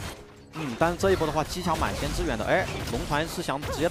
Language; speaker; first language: Chinese; native; Chinese